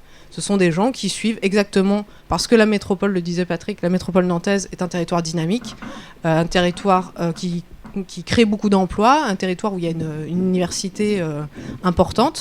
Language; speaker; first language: French; native; French